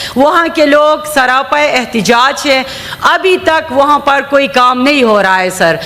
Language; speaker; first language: Urdu; non-native, local second language; Khowar